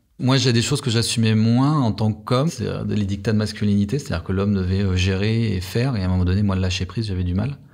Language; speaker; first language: French; native; French